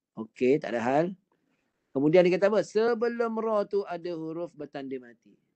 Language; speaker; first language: Malay; native; Malay